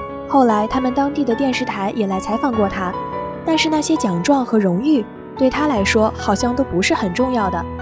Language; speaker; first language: Chinese; native; Chinese